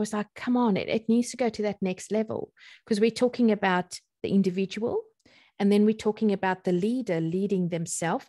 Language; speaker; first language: English; native; English